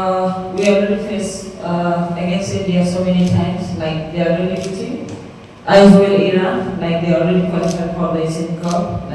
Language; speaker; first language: English; non-native, fluent; Nepali